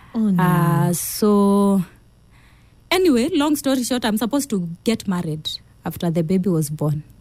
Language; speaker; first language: English; non-native, local second language; Kamba